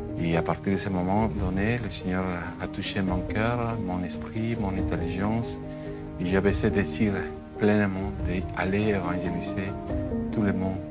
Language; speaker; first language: French; non-native, fluent; Spanish